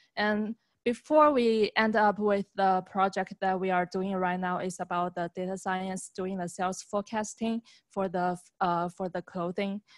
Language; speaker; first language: English; non-native, fluent; Chinese